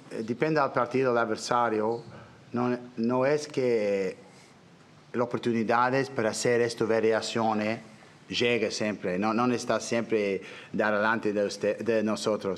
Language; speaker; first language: Spanish; non-native, learner; English